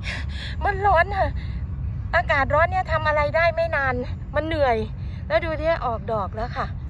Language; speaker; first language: Thai; native; Thai